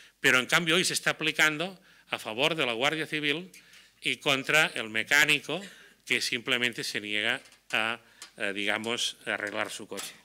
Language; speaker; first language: Spanish; non-native, local second language; Catalan